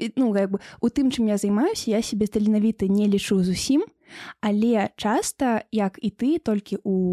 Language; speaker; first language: Belarusian; non-native, local second language; Russian